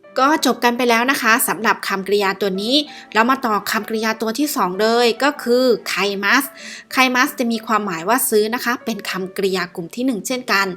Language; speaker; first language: Thai; native; Thai